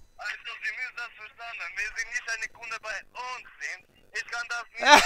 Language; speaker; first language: German; non-native, learner; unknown